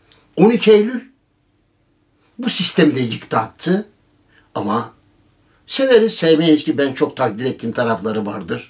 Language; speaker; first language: Turkish; native; Turkish